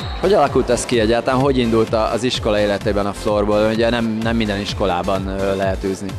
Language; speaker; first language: Hungarian; native; Hungarian